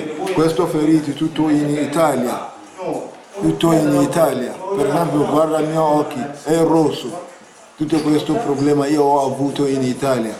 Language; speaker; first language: Italian; non-native, learner; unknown